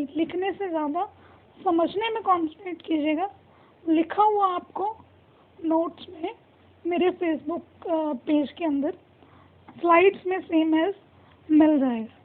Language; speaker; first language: Hindi; non-native, local second language; Punjabi